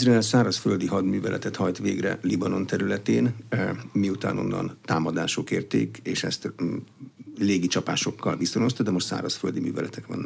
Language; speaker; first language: Hungarian; native; Hungarian